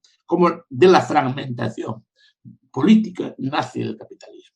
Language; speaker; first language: Spanish; native; Spanish